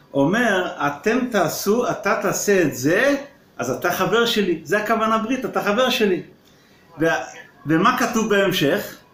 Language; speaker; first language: Hebrew; non-native, local second language; Yiddish